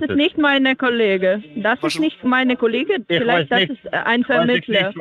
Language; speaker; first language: German; non-native, learner; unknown